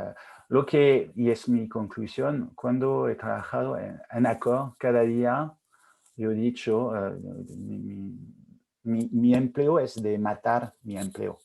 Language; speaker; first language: Spanish; non-native, fluent; French